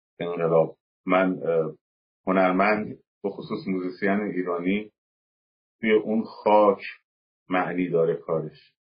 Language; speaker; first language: Persian; native; Persian